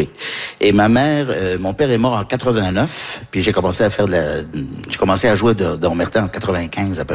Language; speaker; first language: French; early bilingual, heritage; French